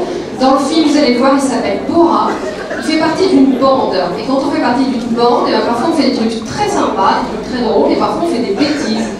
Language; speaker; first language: French; native; French